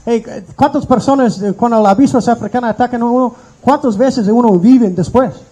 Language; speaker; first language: Spanish; non-native, learner; English